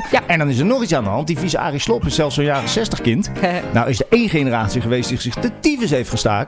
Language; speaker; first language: Dutch; native; Dutch